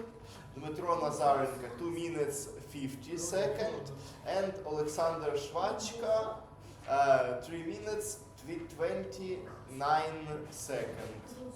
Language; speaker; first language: English; non-native, learner; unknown